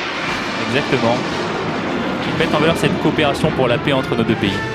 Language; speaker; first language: French; native; French